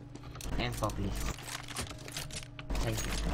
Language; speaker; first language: English; non-native, learner; Russian